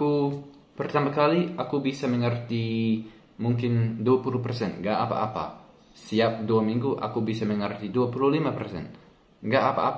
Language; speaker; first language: Indonesian; non-native, learner; English